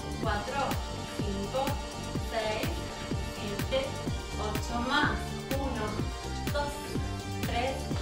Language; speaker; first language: Spanish; native; Spanish